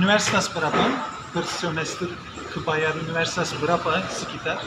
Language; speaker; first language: Indonesian; non-native, learner; English